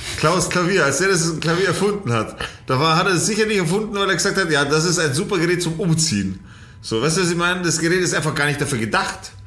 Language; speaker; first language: German; early bilingual, other home language; Polish